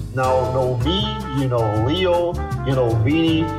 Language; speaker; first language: English; non-native, fluent; Portuguese